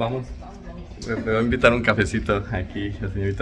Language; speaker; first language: Spanish; native; Spanish